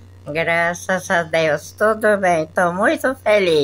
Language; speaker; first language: Portuguese; non-native, local second language; Japanese